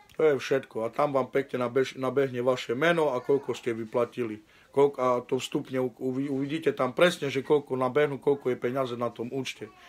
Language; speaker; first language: Slovak; native; Slovak